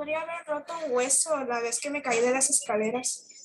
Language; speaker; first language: Spanish; native; Spanish